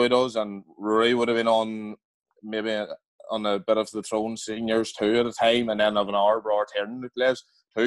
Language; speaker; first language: English; native; English